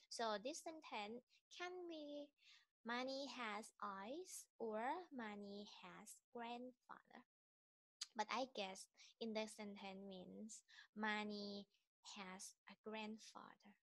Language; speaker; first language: English; non-native, fluent; Thai